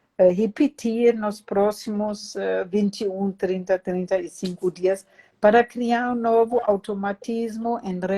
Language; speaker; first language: Portuguese; non-native, fluent; German